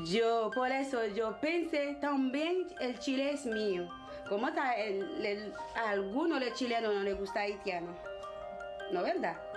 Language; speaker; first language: Spanish; non-native, learner; Haitian Creole